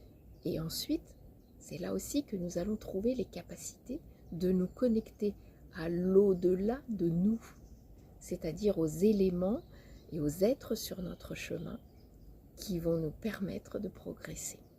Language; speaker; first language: French; native; French